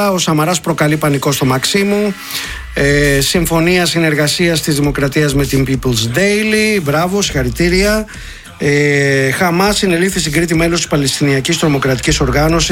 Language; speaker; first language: Greek; native; Greek